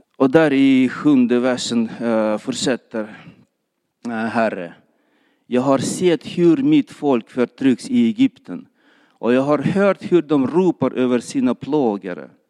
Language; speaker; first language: Swedish; non-native, fluent; Kyrgyz